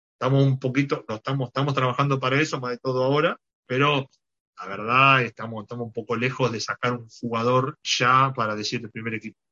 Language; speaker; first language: Spanish; native; Spanish